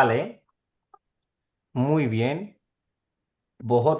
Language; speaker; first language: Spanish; non-native, fluent; Urdu